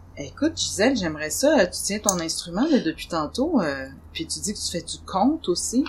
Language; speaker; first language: French; native; French